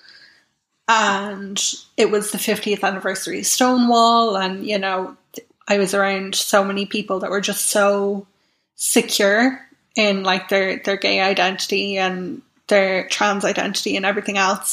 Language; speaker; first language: English; native; English